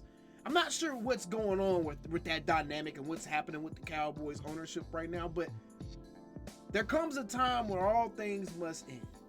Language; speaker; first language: English; native; English